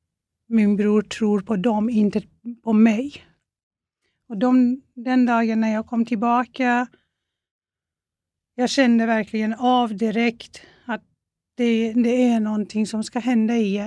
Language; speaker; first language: Swedish; non-native, fluent; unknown